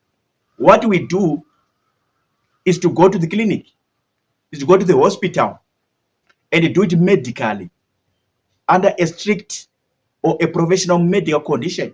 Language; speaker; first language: English; non-native, local second language; Shona